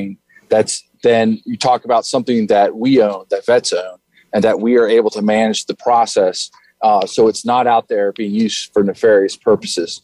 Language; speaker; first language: English; native; English